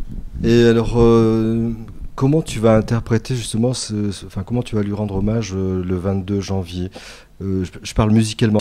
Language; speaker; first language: French; native; French